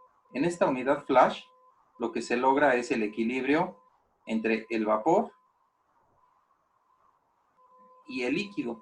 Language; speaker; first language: Spanish; native; Spanish